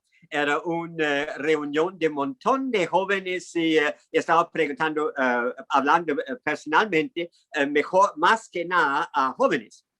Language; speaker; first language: Spanish; non-native, fluent; English